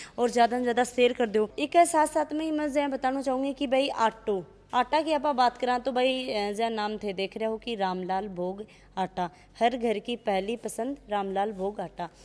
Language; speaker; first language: Hindi; native; Hindi